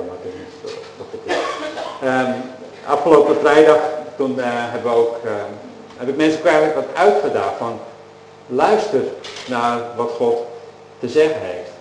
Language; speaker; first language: Dutch; native; Dutch